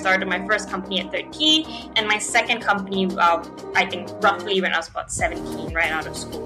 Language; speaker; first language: English; non-native, local second language; Tamil